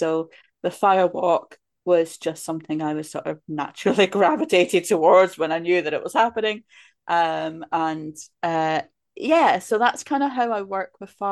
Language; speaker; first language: English; native; English